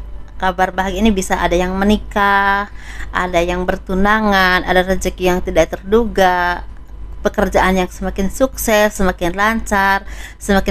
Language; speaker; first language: Indonesian; native; Indonesian